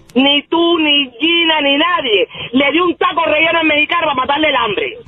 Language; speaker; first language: Spanish; native; Spanish